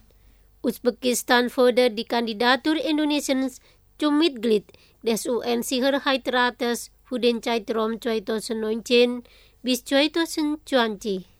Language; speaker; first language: German; non-native, fluent; Indonesian